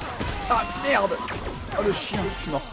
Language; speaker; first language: French; native; French